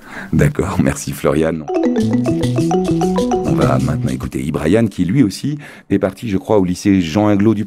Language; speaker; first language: French; native; French